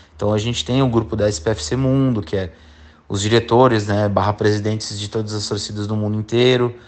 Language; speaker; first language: Portuguese; native; Portuguese